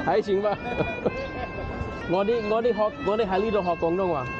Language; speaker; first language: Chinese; non-native, fluent; English